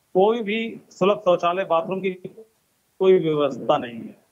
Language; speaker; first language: Hindi; native; Hindi